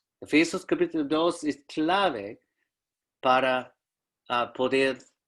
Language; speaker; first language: Spanish; non-native, fluent; English